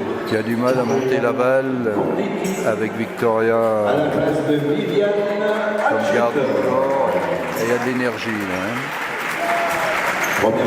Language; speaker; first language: French; native; French